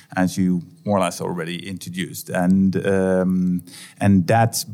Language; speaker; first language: English; non-native, fluent; Dutch